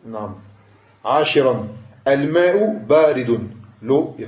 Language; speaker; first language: Arabic; non-native, fluent; French